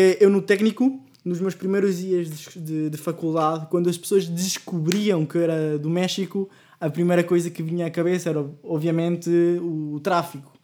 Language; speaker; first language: Portuguese; early bilingual, other home language; Spanish